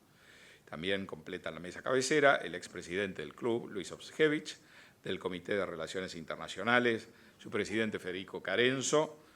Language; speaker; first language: Spanish; native; Spanish